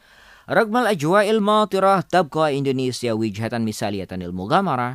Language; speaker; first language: Arabic; non-native, fluent; Indonesian